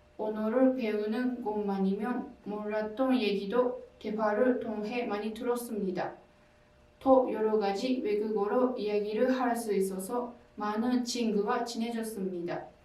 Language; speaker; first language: Korean; non-native, learner; Japanese